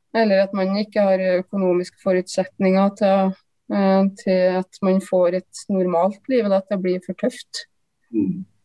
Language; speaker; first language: Norwegian; native; Norwegian